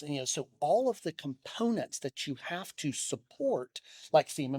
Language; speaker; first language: English; native; English